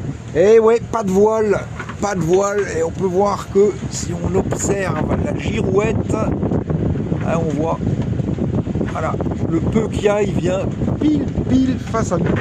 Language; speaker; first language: French; native; French